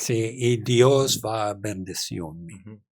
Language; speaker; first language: Spanish; non-native, learner; English